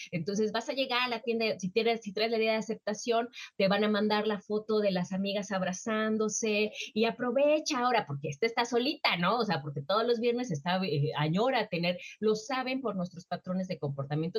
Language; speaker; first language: Spanish; native; Spanish